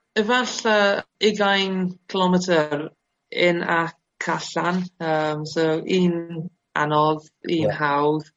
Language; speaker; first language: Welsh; non-native, local second language; English